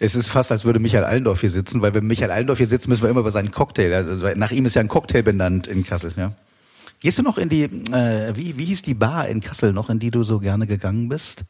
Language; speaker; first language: German; native; German